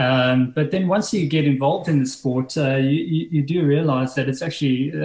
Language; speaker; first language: English; native; English